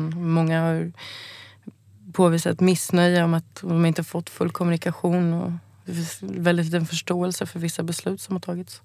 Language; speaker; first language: Swedish; native; Swedish